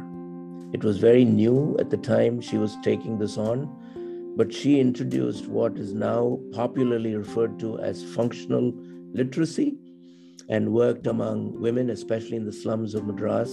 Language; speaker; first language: English; non-native, local second language; Tamil